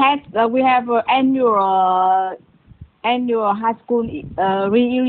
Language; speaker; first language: English; non-native, learner; Vietnamese